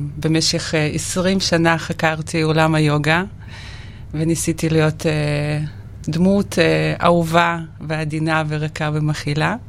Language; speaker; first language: Hebrew; non-native, fluent; Russian